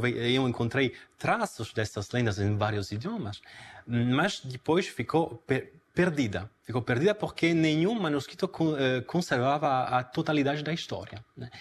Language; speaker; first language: Portuguese; non-native, fluent; Italian